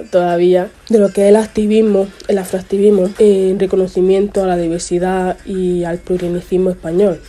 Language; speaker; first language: Spanish; early bilingual, other home language; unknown